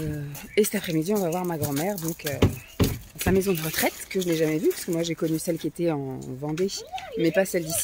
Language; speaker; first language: French; native; French